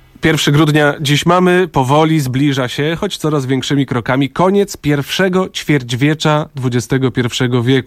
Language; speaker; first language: Polish; native; Polish